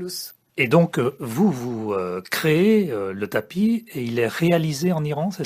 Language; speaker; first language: French; native; French